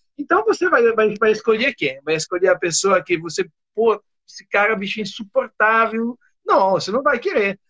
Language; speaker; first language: Portuguese; non-native, fluent; Italian